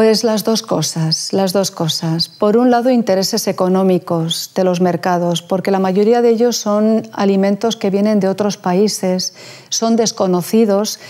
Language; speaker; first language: Spanish; native; Spanish